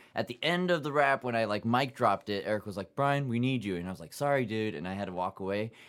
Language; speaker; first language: English; early bilingual, other home language; Japanese